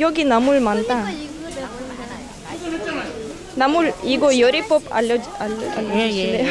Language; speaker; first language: Korean; non-native, fluent; Russian